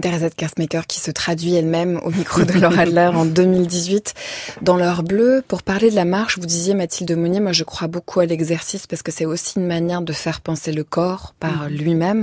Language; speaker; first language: French; native; French